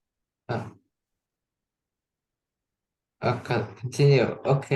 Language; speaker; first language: English; non-native, learner; Vietnamese